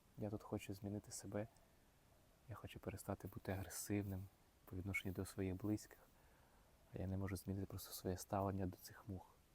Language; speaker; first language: Ukrainian; non-native, local second language; Russian